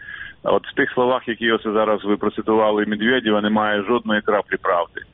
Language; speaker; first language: Ukrainian; native; Ukrainian